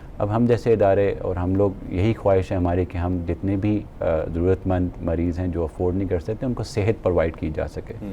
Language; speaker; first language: Urdu; native; Urdu